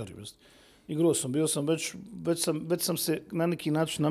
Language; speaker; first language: Serbian; native; Serbian